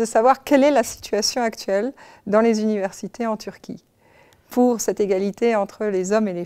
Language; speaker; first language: French; native; French